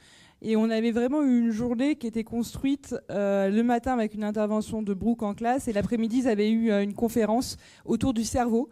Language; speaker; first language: French; native; French